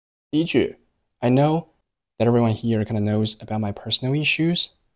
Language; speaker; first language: English; non-native, fluent; Chinese